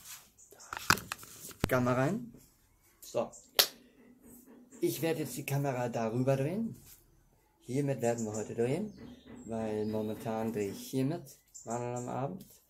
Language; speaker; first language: German; native; German